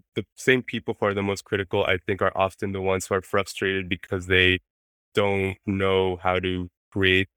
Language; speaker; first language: English; non-native, fluent; Spanish